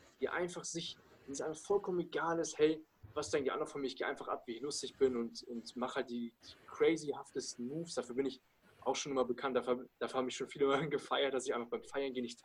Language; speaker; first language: German; early bilingual, other home language; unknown